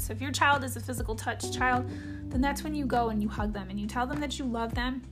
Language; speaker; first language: English; native; English